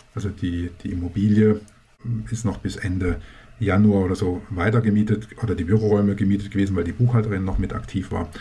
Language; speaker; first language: German; native; German